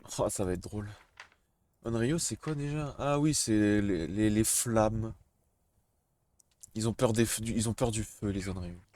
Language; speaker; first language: French; native; French